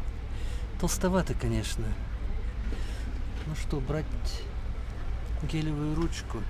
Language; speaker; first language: Russian; native; Russian